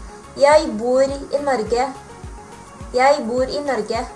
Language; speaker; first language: Norwegian; non-native, learner; Filipino